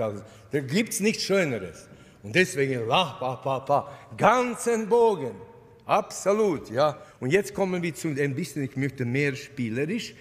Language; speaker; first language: German; non-native, fluent; Latvian